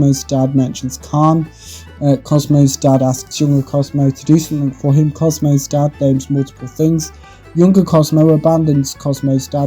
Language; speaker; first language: English; native; English